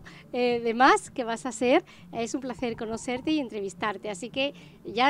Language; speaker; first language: Spanish; native; Spanish